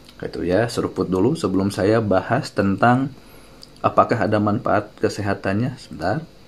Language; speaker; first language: Indonesian; non-native, local second language; Sundanese